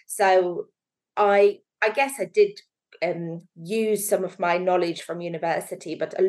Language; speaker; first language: English; native; English